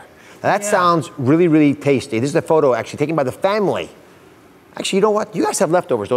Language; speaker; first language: English; native; English